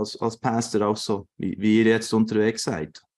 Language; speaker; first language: German; native; German